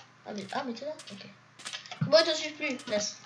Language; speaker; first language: French; native; French